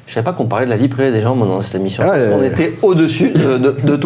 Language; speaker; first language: French; native; French